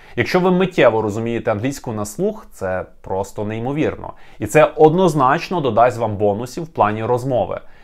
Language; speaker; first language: Ukrainian; native; Ukrainian